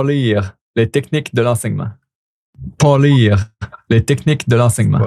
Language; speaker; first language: French; native; French